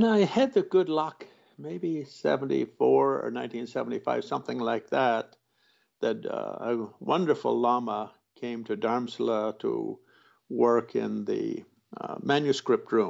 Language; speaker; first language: English; native; English